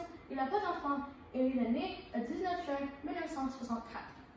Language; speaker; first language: French; non-native, learner; English